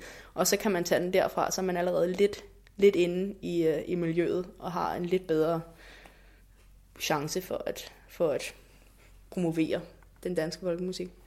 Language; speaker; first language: Danish; native; Danish